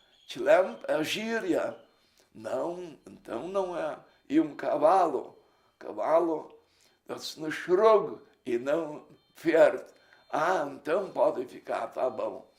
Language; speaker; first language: Portuguese; early bilingual, other home language; Low German